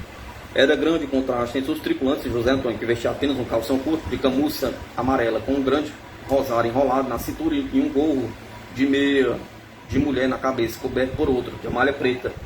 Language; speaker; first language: Portuguese; native; Portuguese